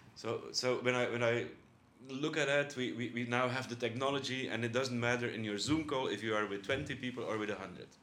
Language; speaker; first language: English; non-native, fluent; Dutch